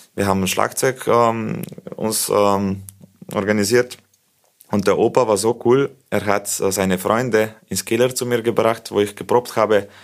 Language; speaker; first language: German; non-native, fluent; Slovenian